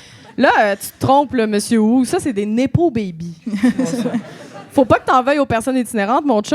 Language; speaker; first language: French; native; French